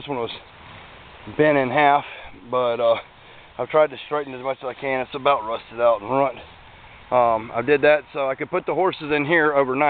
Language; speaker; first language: English; native; English